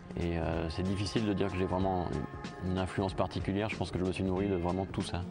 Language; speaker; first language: French; native; French